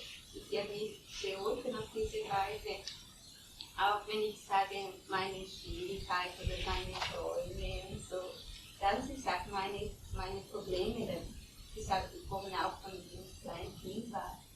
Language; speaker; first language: German; non-native, learner; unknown